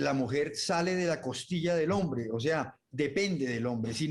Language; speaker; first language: Spanish; native; Spanish